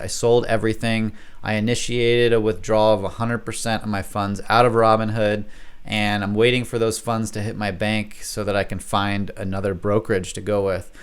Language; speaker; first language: English; native; English